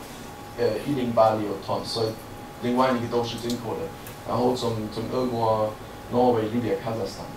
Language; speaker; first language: Chinese; non-native, fluent; German